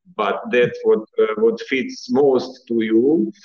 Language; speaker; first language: English; non-native, fluent; Bosnian